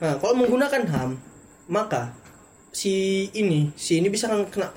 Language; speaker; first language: Indonesian; native; Indonesian